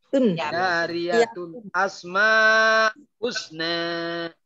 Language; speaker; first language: Arabic; non-native, fluent; Indonesian